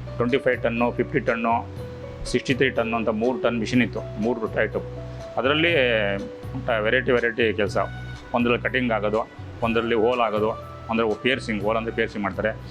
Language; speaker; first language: Kannada; native; Kannada